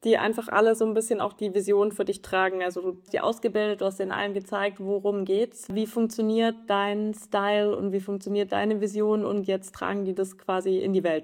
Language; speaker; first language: German; native; German